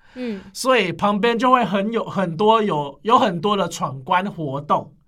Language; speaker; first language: Chinese; native; Chinese